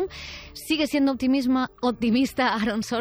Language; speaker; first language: Spanish; native; Spanish